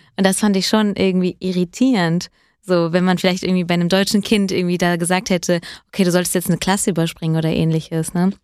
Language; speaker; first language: German; early bilingual, other home language; Italian